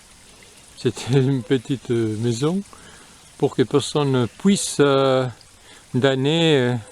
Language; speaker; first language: French; non-native, fluent; Spanish